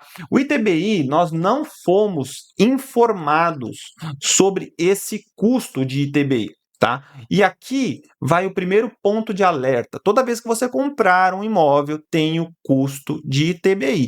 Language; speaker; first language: Portuguese; native; Portuguese